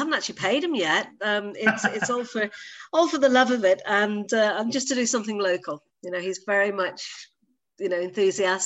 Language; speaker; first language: English; native; English